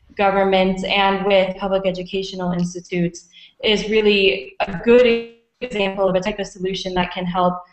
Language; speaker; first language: English; native; English